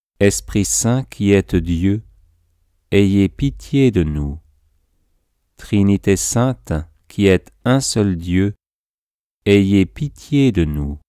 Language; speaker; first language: French; native; French